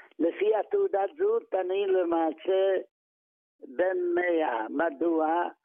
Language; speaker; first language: Hebrew; non-native, fluent; Yiddish